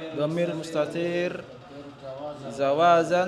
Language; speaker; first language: Arabic; non-native, learner; Indonesian